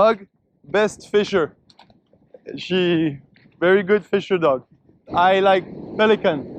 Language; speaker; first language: English; non-native, learner; French